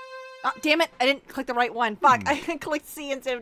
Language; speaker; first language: English; native; English